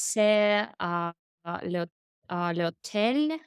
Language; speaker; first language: French; non-native, learner; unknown